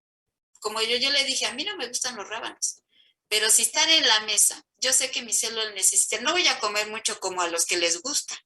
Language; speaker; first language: Spanish; native; Spanish